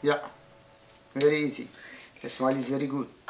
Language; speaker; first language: English; non-native, learner; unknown